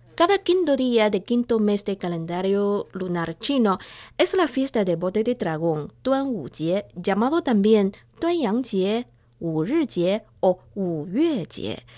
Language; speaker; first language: Spanish; non-native, fluent; Chinese